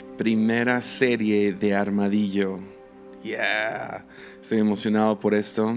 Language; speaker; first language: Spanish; non-native, local second language; English